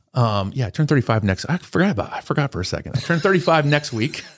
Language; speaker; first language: English; native; English